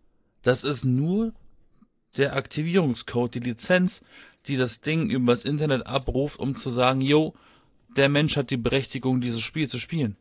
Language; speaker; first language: German; native; German